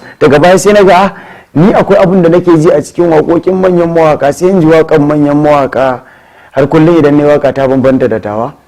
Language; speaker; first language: Hausa; native; Hausa